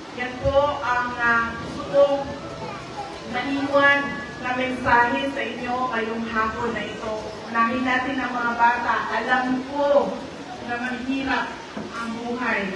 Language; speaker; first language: Filipino; non-native, local second language; Cebuano